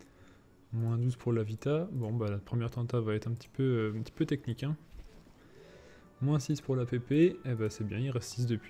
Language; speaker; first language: French; native; French